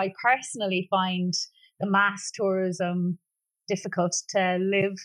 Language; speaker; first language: English; native; English